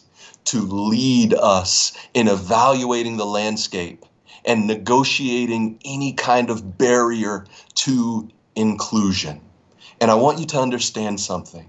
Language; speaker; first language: English; native; English